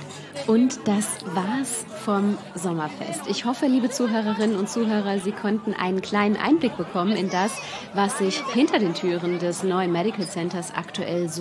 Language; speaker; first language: German; native; German